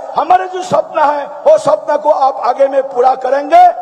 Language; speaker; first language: Hindi; non-native, local second language; Assamese